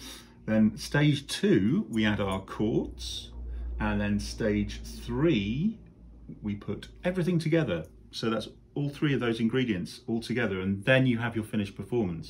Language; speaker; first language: English; native; English